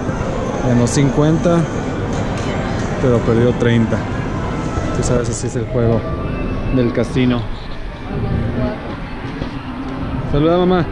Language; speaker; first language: Spanish; early bilingual, heritage; Spanish